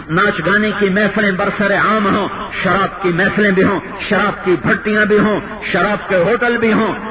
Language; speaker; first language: Urdu; non-native, local second language; Punjabi